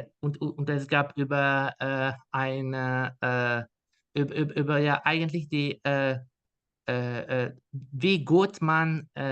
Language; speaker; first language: German; non-native, learner; Dutch